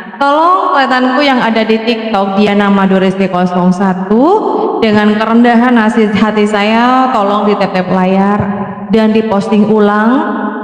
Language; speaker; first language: Indonesian; non-native, local second language; Madurese